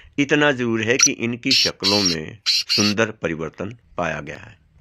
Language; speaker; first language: Hindi; native; Hindi